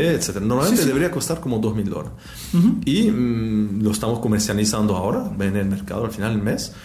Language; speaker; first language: Spanish; non-native, fluent; French